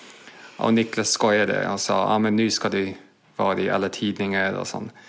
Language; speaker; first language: Swedish; non-native, fluent; English